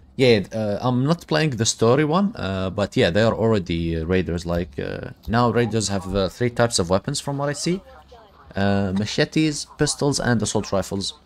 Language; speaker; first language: English; non-native, fluent; Arabic